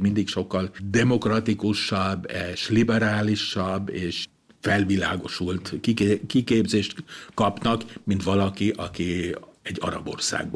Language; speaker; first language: Hungarian; non-native, local second language; German